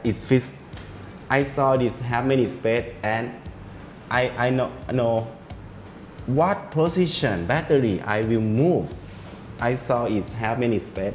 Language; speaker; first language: English; non-native, learner; Thai